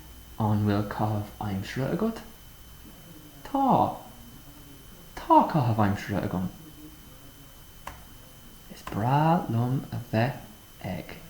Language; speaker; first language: Irish; non-native, local second language; English